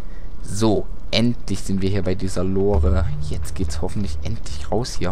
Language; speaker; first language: German; native; German